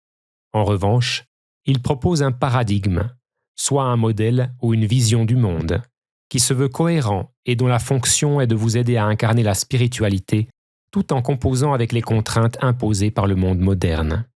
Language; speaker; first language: French; native; French